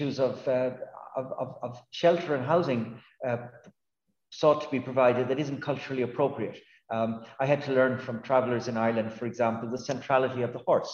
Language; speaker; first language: English; native; English